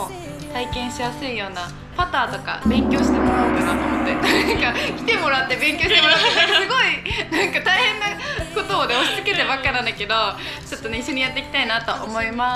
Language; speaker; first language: Japanese; native; Japanese